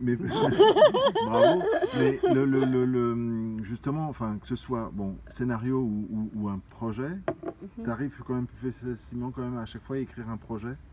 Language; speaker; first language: French; native; French